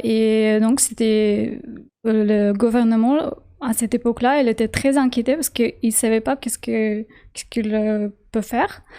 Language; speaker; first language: French; non-native, learner; Russian